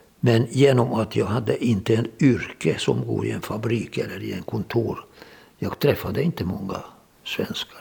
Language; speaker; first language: Swedish; non-native, fluent; Hungarian